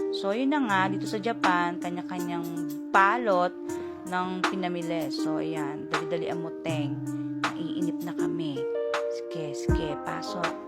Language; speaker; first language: Filipino; native; Filipino